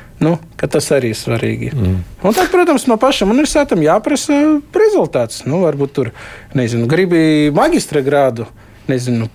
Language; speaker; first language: Latvian; non-native, local second language; Russian